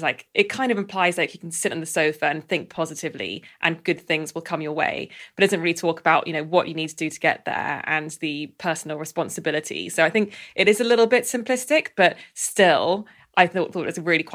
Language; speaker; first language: English; native; English